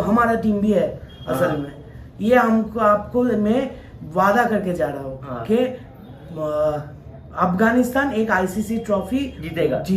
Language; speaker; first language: Hindi; non-native, local second language; Bangla